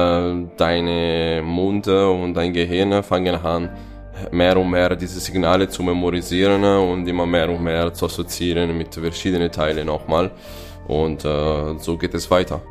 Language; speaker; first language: German; non-native, fluent; Italian